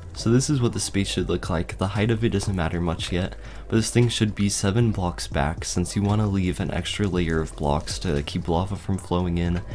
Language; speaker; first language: English; native; English